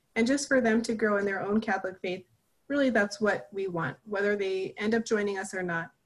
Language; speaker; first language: English; native; English